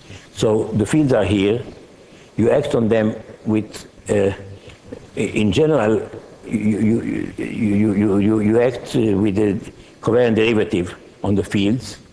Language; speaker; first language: English; non-native, fluent; Hebrew